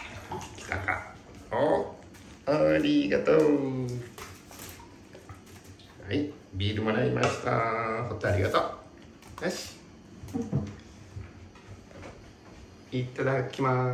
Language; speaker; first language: Japanese; native; Japanese